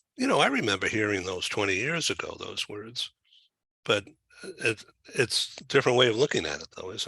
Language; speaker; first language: English; native; English